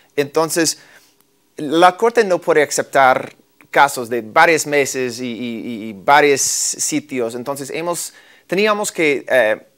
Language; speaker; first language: Spanish; non-native, fluent; English